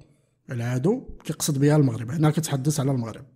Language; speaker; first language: Arabic; native; Arabic